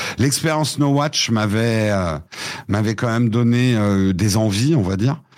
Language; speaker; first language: French; early bilingual, other home language; English